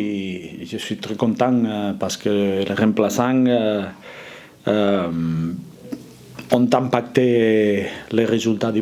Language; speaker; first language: French; non-native, fluent; Spanish